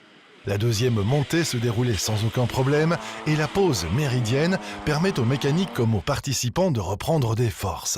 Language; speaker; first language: French; native; French